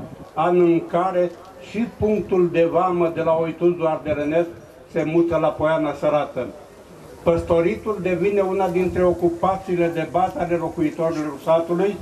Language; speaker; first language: Romanian; native; Romanian